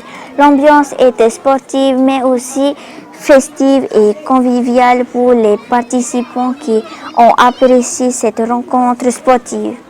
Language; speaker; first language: French; native; French